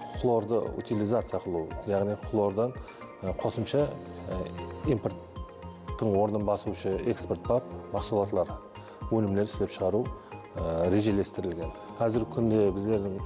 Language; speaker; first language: Uzbek; non-native, local second language; Kara-Kalpak